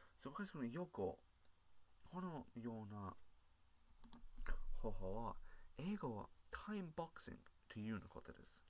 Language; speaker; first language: Japanese; non-native, learner; English